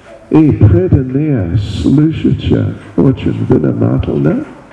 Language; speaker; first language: Russian; non-native, learner; English